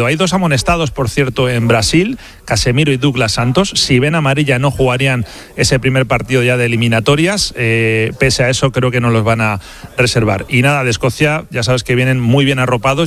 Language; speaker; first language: Spanish; native; Spanish